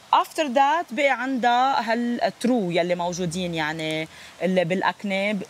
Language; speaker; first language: Arabic; native; Arabic